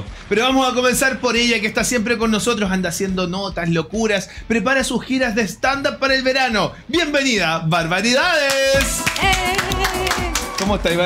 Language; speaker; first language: Spanish; native; Spanish